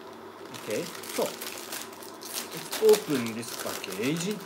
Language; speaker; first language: English; non-native, learner; Japanese